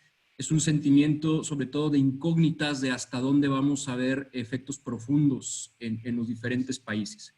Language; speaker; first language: Spanish; native; Spanish